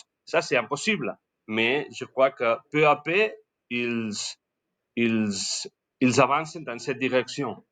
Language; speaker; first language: French; non-native, learner; Spanish